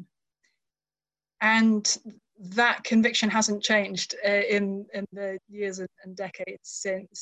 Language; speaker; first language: English; native; English